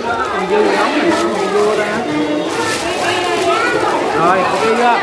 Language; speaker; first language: Vietnamese; native; Vietnamese